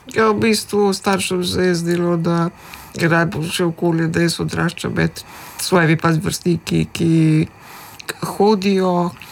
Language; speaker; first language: Slovenian; early bilingual, other home language; Macedonian